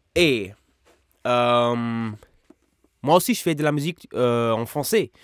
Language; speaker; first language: French; non-native, learner; English